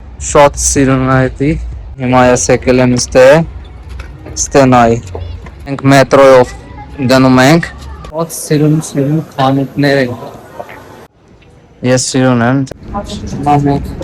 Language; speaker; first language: Armenian; non-native, learner; Hindi